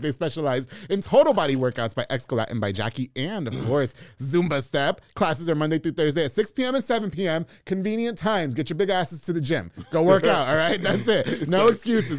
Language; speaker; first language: English; native; English